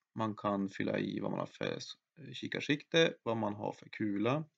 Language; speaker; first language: Swedish; native; Swedish